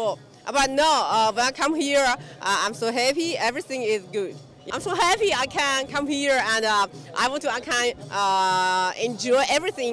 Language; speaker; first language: English; non-native, learner; Chinese